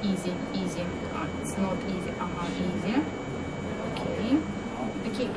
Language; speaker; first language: English; non-native, learner; Russian